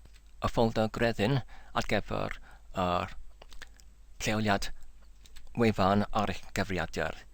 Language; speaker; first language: Welsh; non-native, learner; English